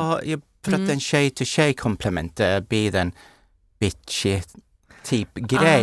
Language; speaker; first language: Swedish; non-native, learner; English